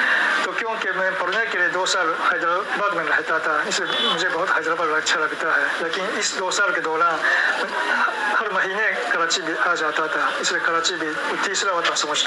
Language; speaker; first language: Hindi; non-native, fluent; Japanese